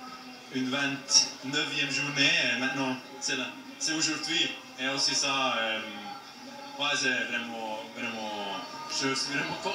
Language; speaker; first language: French; non-native, learner; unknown